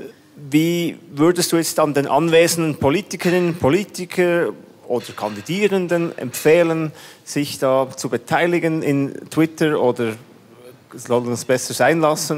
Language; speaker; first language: German; native; German